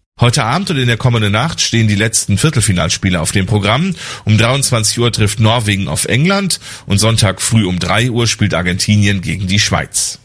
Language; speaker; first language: German; native; German